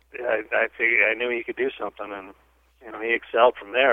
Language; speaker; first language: English; native; English